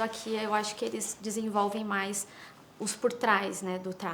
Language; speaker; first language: Portuguese; native; Portuguese